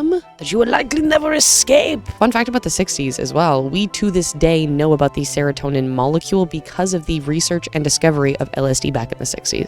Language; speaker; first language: English; native; English